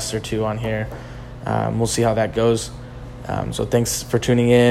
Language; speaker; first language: English; native; English